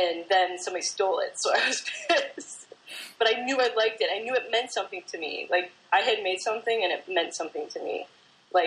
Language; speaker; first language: English; native; English